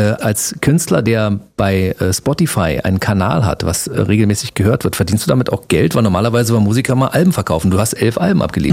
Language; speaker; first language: German; native; German